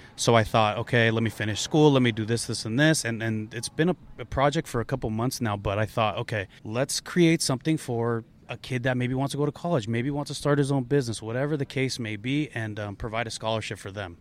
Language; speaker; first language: English; early bilingual, other home language; Spanish